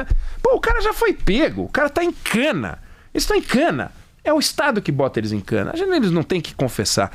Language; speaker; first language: Portuguese; native; Portuguese